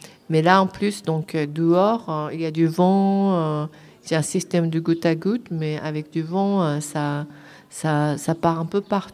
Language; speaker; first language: French; non-native, fluent; Japanese